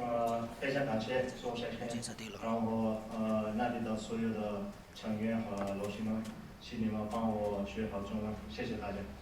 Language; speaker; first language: Chinese; non-native, learner; Nepali